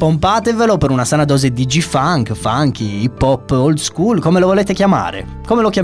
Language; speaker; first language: Italian; native; Italian